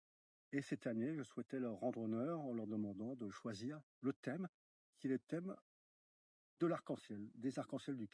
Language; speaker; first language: French; native; French